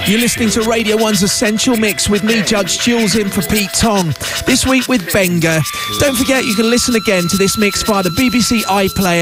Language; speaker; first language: English; native; English